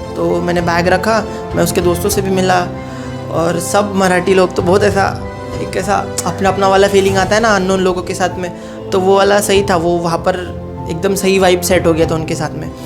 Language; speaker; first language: Hindi; non-native, local second language; Marathi